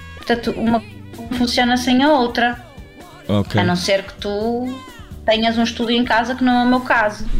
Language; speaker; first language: Portuguese; native; Portuguese